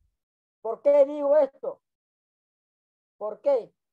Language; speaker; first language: Spanish; non-native, local second language; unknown